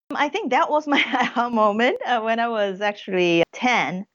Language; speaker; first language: English; early bilingual, other home language; Korean